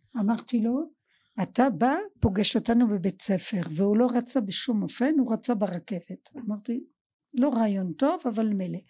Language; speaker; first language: Hebrew; native; Hebrew